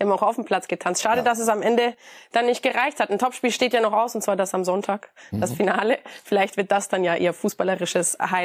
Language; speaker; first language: German; native; German